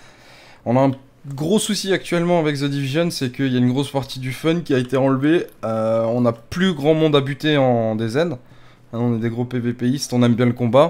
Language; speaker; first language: French; native; French